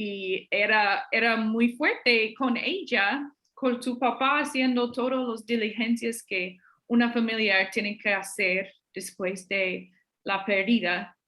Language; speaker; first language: Spanish; non-native, fluent; English